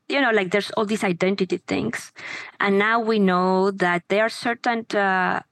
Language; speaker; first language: English; non-native, fluent; Spanish